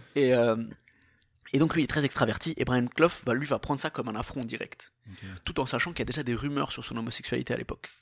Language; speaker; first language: French; native; French